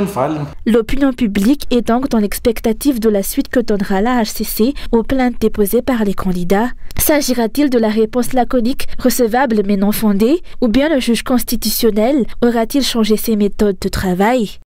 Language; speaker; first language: French; non-native, local second language; Malagasy